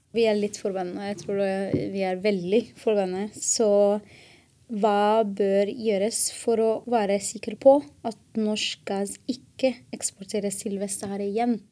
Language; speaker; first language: Norwegian; non-native, fluent; Arabic